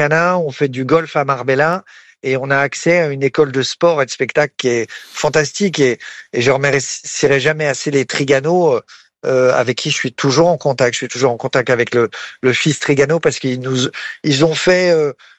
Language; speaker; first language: French; native; French